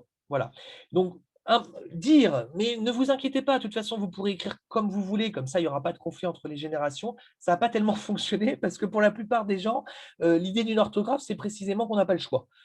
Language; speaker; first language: French; native; French